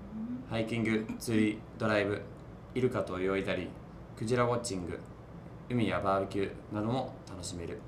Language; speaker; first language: Japanese; non-native, fluent; English